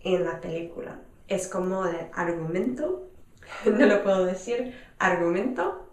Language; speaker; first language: Spanish; non-native, fluent; English